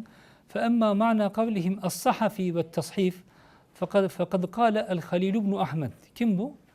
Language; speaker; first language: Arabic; non-native, fluent; Turkish